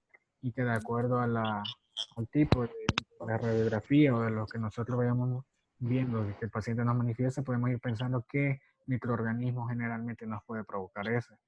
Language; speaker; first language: Spanish; native; Spanish